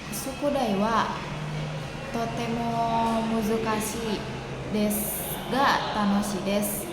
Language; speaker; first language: Japanese; non-native, learner; Indonesian